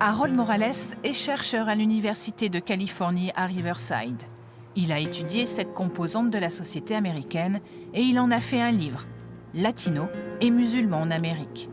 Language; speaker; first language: French; native; French